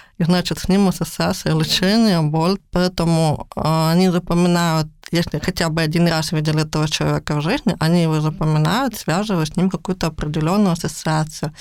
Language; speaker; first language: Russian; native; Russian